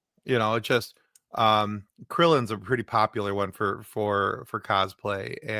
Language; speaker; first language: English; native; English